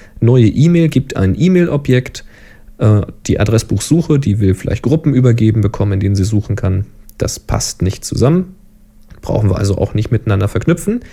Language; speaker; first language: German; native; German